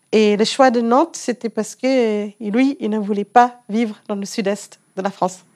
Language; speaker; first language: French; non-native, fluent; English